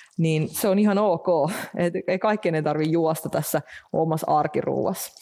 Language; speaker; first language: Finnish; non-native, fluent; Russian